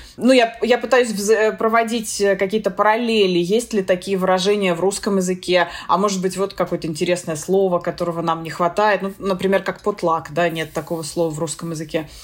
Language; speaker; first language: Russian; native; Russian